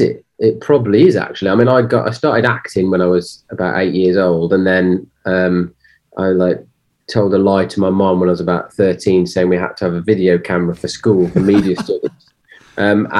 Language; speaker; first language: English; native; English